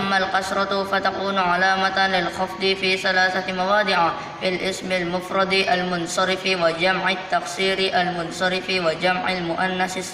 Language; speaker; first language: Arabic; non-native, learner; Indonesian